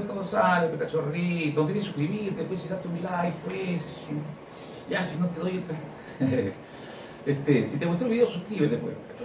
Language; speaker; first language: Spanish; native; Spanish